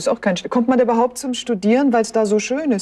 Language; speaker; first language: German; native; German